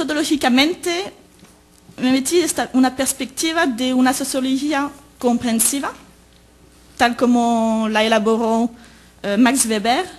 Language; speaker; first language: Spanish; native; Spanish